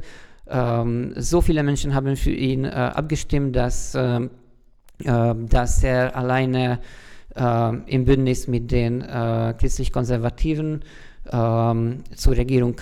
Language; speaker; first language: German; non-native, fluent; Hungarian